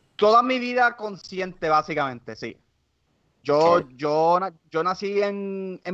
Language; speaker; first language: Spanish; non-native, local second language; English